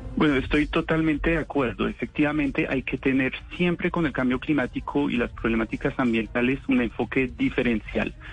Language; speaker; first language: Spanish; non-native, fluent; French